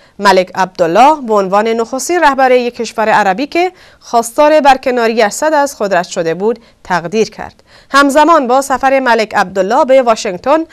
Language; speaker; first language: Persian; non-native, local second language; Kurdish